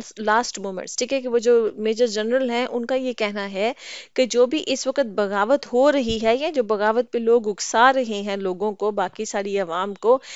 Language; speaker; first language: Urdu; native; Urdu